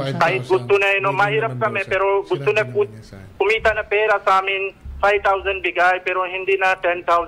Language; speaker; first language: Filipino; non-native, learner; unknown